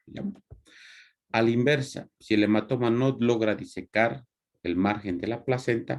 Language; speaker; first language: Spanish; native; Spanish